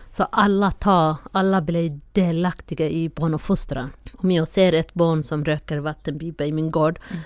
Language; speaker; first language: Swedish; non-native, fluent; Somali